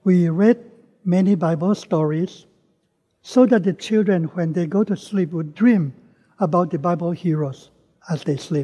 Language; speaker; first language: English; non-native, local second language; Min Nan Chinese